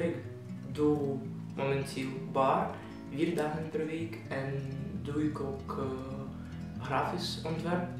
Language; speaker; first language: Dutch; non-native, learner; Russian